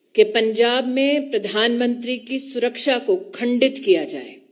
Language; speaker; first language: Hindi; native; Hindi